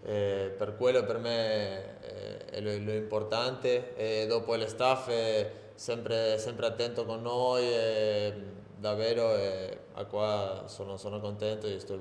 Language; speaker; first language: Italian; non-native, learner; Spanish